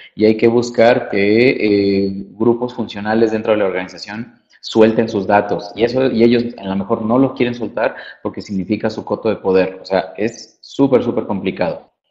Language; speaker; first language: Spanish; native; Spanish